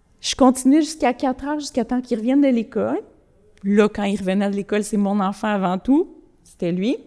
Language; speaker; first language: French; early bilingual, other home language; Spanish